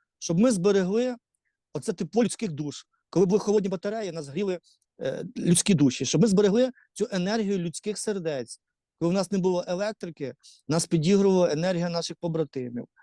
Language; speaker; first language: Ukrainian; native; Ukrainian